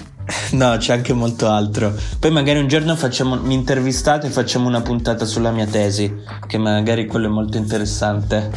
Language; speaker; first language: Italian; native; Italian